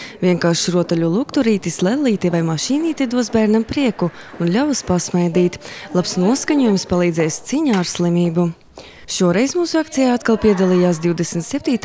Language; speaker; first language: Latvian; non-native, local second language; Russian